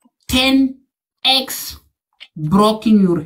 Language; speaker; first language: English; non-native, learner; Amharic